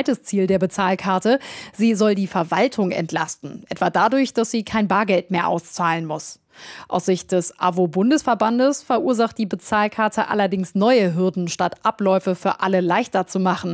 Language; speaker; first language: German; native; German